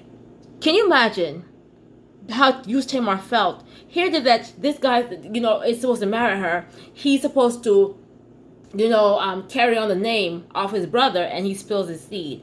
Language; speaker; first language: English; native; English